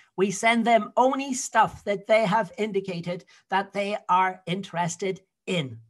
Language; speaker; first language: English; native; English